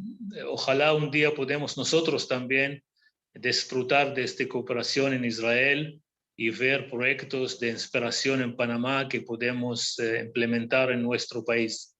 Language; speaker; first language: Spanish; non-native, fluent; Hebrew